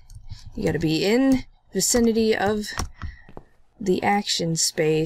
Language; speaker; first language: English; native; English